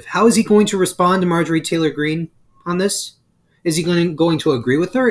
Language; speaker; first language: English; native; English